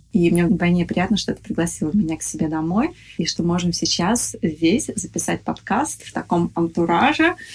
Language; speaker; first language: Russian; native; Russian